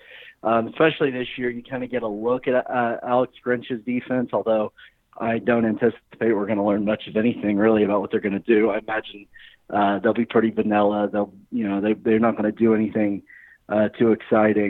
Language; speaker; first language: English; native; English